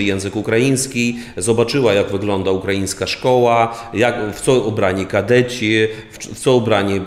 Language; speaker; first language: Polish; non-native, fluent; Ukrainian